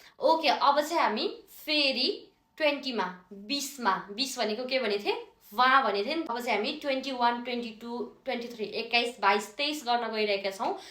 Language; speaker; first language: Nepali; native; Nepali